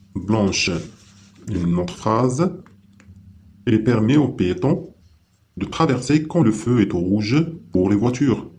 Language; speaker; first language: French; non-native, local second language; Arabic